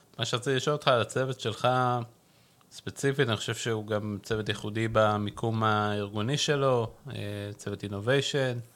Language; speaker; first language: Hebrew; native; Hebrew